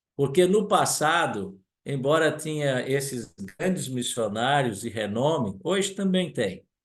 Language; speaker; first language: Portuguese; non-native, local second language; German